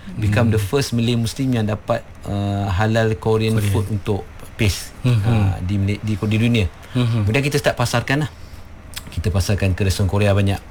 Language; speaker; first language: Malay; native; Malay